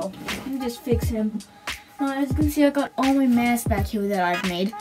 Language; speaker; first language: English; native; English